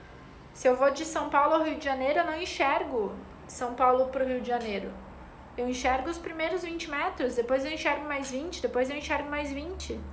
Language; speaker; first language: Portuguese; native; Portuguese